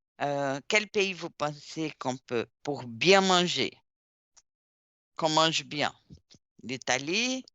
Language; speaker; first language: French; non-native, fluent; Portuguese